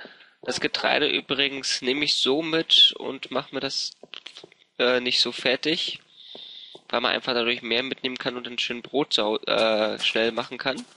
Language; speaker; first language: German; native; German